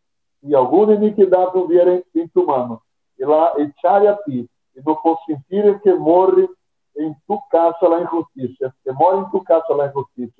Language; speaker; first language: Spanish; non-native, fluent; Portuguese